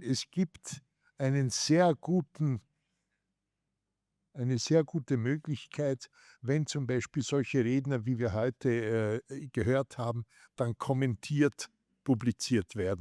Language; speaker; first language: German; native; German